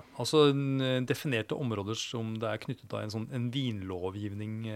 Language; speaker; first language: Norwegian; native; Norwegian